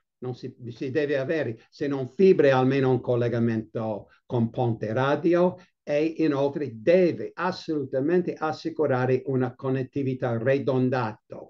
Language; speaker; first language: Italian; non-native, fluent; English